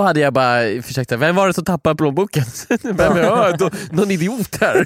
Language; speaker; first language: Swedish; native; Swedish